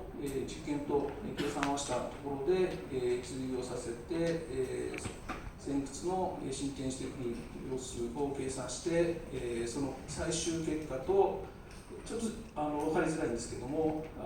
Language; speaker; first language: Japanese; native; Japanese